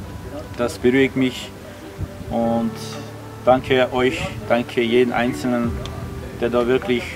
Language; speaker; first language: German; early bilingual, other home language; Armenian